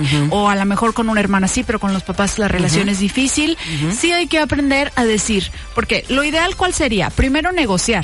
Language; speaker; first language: Spanish; native; Spanish